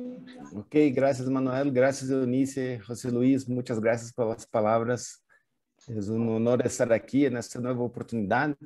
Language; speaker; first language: Spanish; non-native, fluent; Portuguese